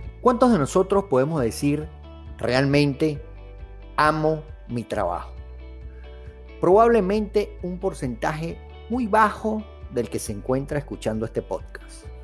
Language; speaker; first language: Spanish; native; Spanish